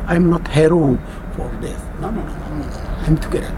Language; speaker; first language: English; non-native, learner; Indonesian